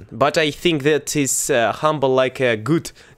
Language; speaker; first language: English; non-native, learner; Russian